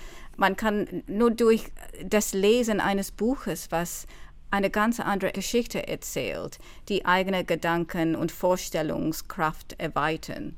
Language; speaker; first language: German; non-native, fluent; English